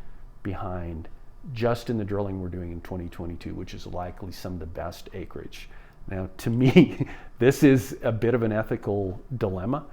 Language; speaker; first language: English; native; English